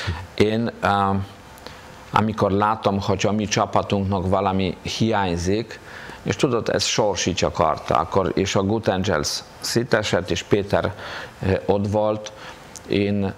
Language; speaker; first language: Hungarian; non-native, fluent; Polish